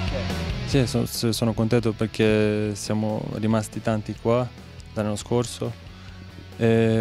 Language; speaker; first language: Italian; non-native, learner; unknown